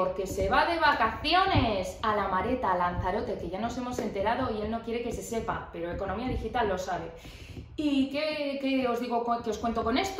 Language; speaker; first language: Spanish; native; Spanish